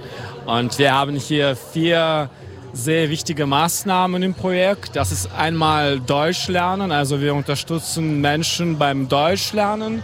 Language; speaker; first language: German; non-native, fluent; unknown